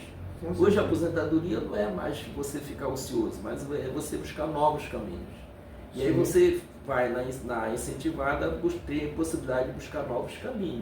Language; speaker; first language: Portuguese; native; Portuguese